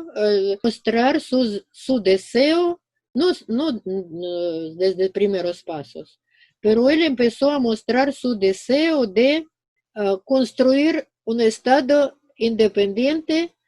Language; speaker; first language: Spanish; non-native, fluent; Russian